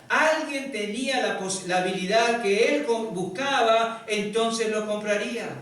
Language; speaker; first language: Spanish; native; Spanish